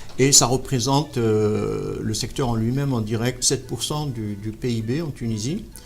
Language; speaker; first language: French; non-native, local second language; Arabic